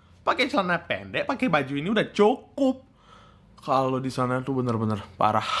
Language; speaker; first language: Indonesian; early bilingual, other home language; Russian